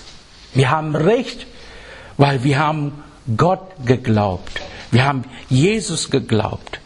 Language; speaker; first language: German; non-native, learner; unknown